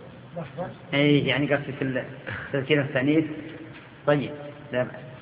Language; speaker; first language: Arabic; native; Arabic